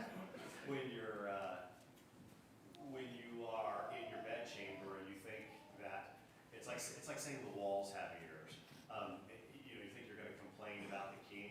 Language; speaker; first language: English; native; English